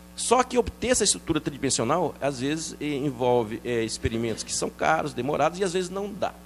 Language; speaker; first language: Portuguese; early bilingual, other home language; French